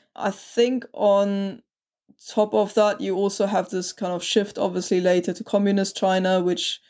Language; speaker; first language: English; non-native, fluent; German